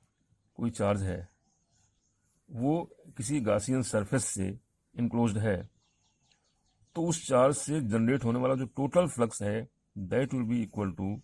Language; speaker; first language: Hindi; native; Hindi